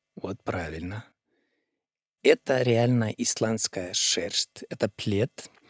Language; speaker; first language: Russian; non-native, fluent; Icelandic